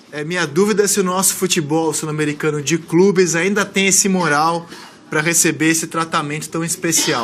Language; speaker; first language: Portuguese; native; Portuguese